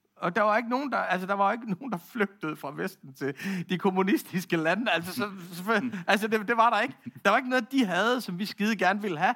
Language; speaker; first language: Danish; native; Danish